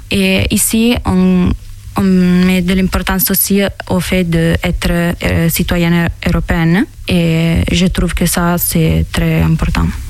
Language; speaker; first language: French; non-native, fluent; Italian